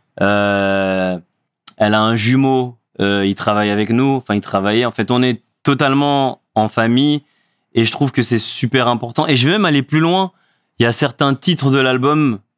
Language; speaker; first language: French; early bilingual, other home language; Fula